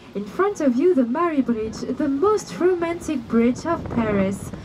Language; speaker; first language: English; non-native, fluent; French